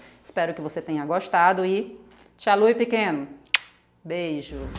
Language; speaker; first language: Portuguese; native; Portuguese